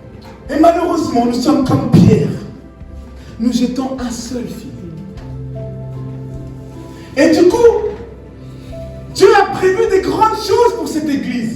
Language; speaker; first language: French; native; French